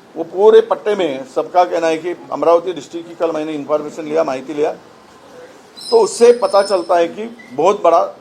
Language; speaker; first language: Hindi; non-native, local second language; Marathi